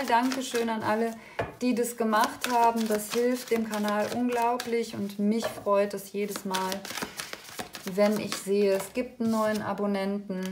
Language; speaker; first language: German; native; German